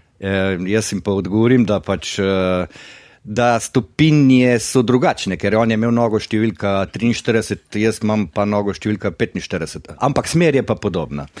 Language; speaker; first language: Slovenian; native; Slovenian